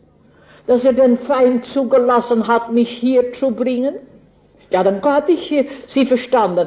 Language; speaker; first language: German; non-native, fluent; Dutch